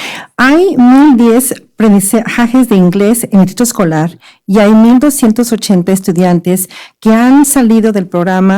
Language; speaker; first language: Spanish; early bilingual, other home language; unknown